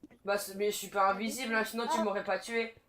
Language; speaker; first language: French; native; French